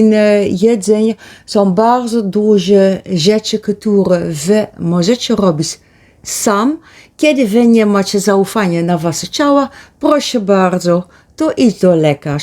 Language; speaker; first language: Polish; early bilingual, heritage; Polish